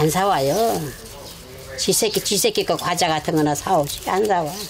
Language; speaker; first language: Korean; native; Korean